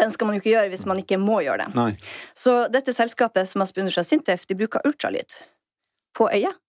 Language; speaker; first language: Norwegian; native; Norwegian